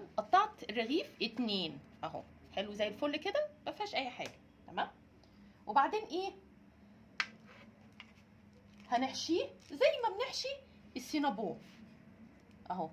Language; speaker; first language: Arabic; native; Arabic